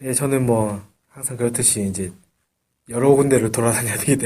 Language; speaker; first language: Korean; native; Korean